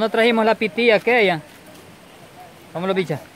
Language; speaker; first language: Spanish; native; Spanish